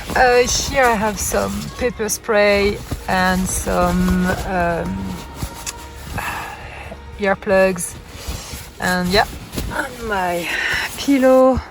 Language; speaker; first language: English; non-native, fluent; French